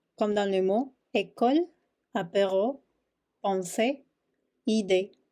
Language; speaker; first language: French; non-native, fluent; Spanish